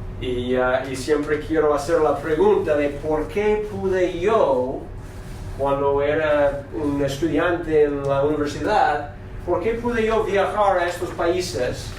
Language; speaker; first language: Spanish; non-native, fluent; English